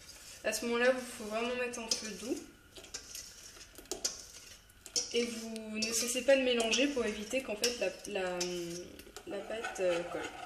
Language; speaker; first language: French; native; French